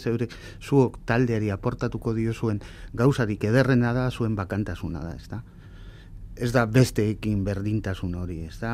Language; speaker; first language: Basque; native; Basque